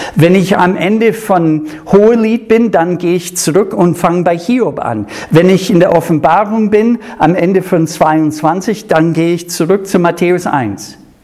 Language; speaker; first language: German; non-native, fluent; English